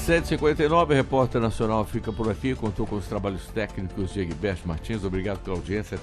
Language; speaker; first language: Portuguese; native; Portuguese